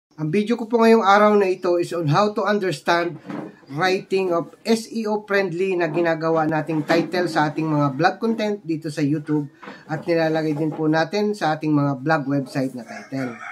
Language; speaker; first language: Filipino; native; Filipino